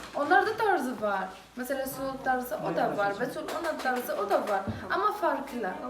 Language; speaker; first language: Turkish; non-native, fluent; Arabic